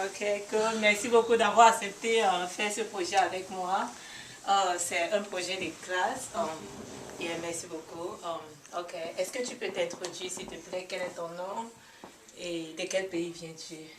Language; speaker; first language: French; non-native, learner; English